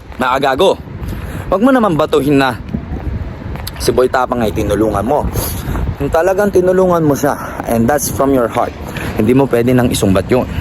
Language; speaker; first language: Filipino; non-native, local second language; Pampanga